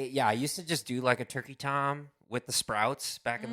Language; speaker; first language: English; native; English